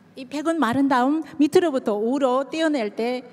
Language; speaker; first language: Korean; native; Korean